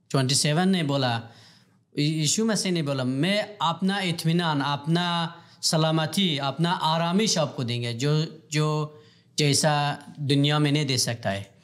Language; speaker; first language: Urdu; non-native, learner; Pashto